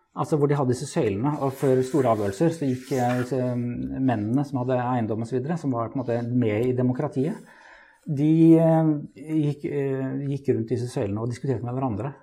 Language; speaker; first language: Norwegian; native; Norwegian